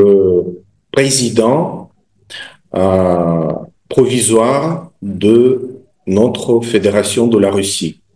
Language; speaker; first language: French; non-native, fluent; Russian